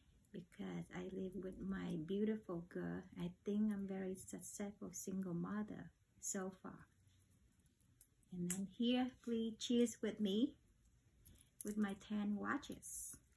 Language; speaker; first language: English; non-native, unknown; Vietnamese